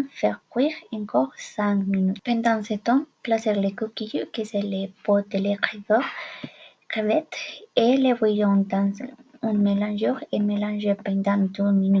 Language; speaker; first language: French; non-native, learner; Spanish